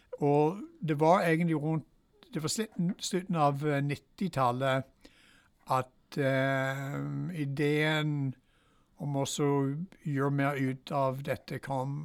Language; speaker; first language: Norwegian; non-native, fluent; English